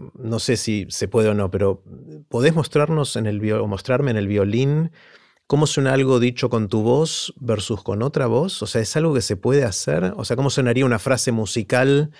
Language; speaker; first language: Spanish; native; Spanish